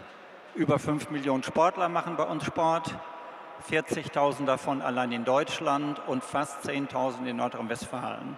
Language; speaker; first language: German; native; German